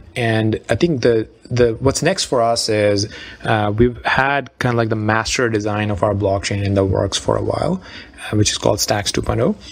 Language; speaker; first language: English; non-native, local second language; Urdu